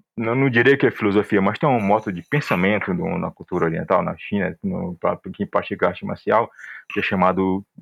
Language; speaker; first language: Portuguese; native; Portuguese